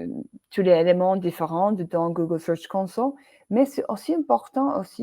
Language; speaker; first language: French; non-native, fluent; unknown